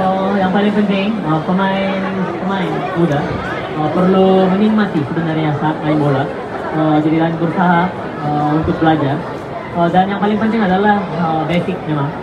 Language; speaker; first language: Indonesian; non-native, fluent; Korean